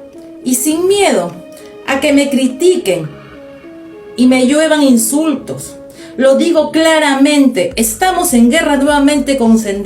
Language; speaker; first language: Spanish; native; Spanish